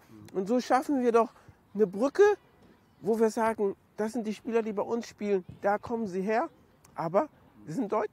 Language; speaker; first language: German; native; German